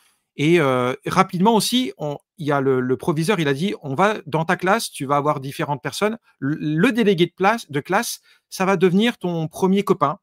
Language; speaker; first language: French; native; French